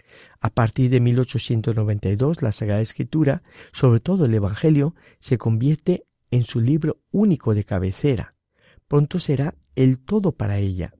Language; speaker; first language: Spanish; native; Spanish